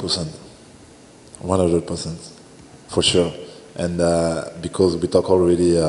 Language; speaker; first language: English; non-native, learner; French